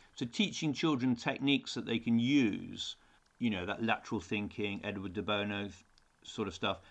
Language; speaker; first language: English; native; English